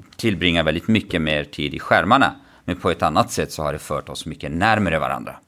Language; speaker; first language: Swedish; non-native, fluent; Arabic